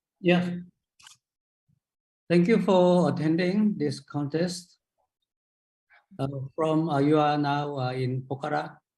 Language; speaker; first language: English; non-native, learner; Japanese